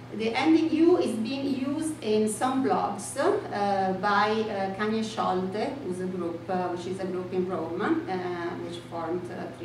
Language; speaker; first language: English; non-native, fluent; Italian